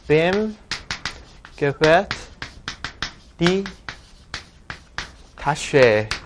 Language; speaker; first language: German; non-native, fluent; Korean